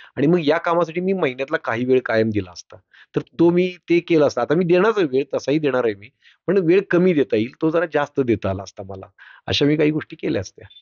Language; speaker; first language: Marathi; native; Marathi